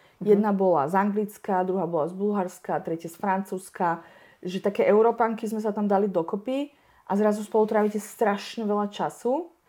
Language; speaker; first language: Slovak; native; Slovak